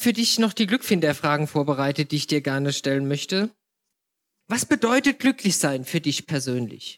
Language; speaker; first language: German; native; German